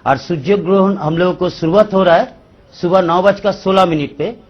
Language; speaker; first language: Hindi; non-native, local second language; Bangla